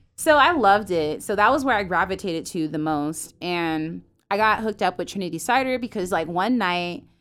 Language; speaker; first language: English; native; English